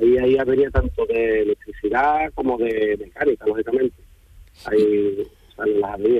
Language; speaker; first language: Spanish; native; Spanish